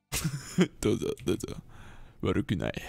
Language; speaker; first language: Japanese; non-native, learner; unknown